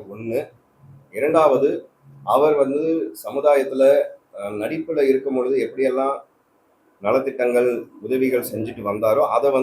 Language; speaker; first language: Tamil; native; Tamil